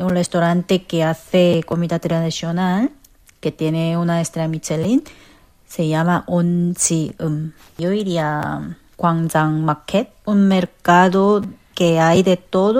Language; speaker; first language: Spanish; non-native, local second language; Korean